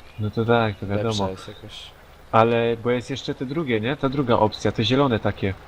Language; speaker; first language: Polish; native; Polish